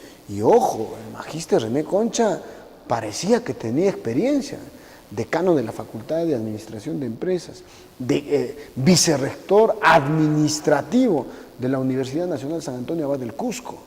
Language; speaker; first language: Spanish; native; Spanish